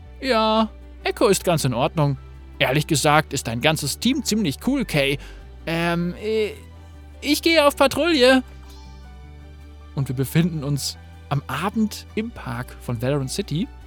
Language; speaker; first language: German; native; German